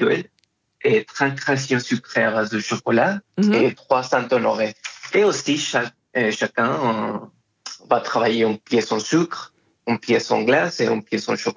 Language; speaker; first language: French; non-native, fluent; Spanish